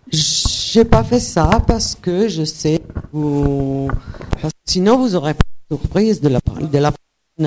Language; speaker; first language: French; non-native, fluent; Italian